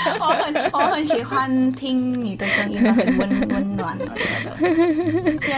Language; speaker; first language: Chinese; non-native, learner; Thai